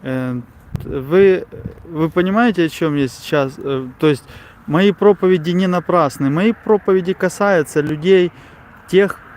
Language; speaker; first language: Russian; non-native, local second language; Ukrainian